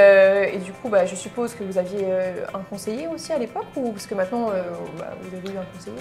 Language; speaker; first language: French; native; French